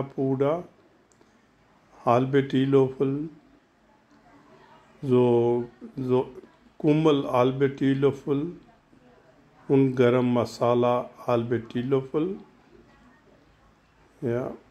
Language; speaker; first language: German; non-native, learner; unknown